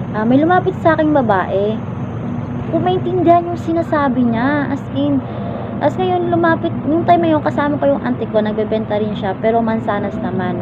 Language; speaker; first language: Filipino; non-native, local second language; Kinaray-a